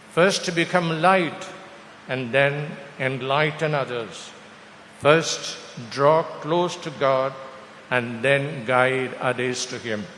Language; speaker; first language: English; non-native, local second language; Malayalam